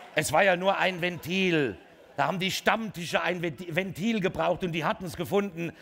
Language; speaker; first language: German; native; German